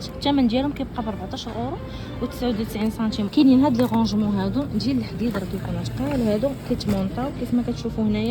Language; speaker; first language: Arabic; native; Arabic